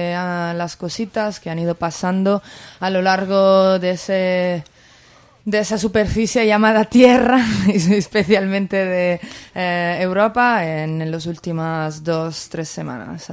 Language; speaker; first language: Spanish; native; Spanish